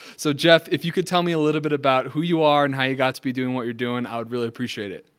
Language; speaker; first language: English; native; English